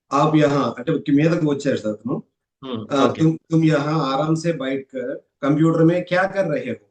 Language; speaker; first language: Hindi; non-native, learner; Telugu